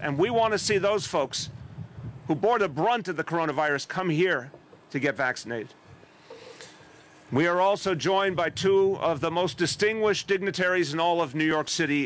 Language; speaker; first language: English; native; English